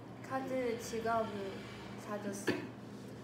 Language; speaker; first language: Korean; non-native, fluent; Chinese